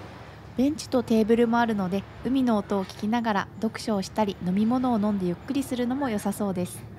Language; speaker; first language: Japanese; native; Japanese